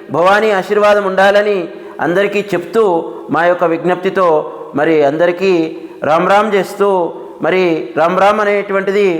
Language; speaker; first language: Telugu; non-native, local second language; Lambadi